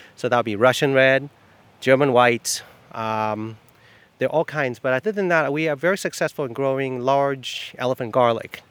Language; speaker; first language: English; non-native, fluent; Chinese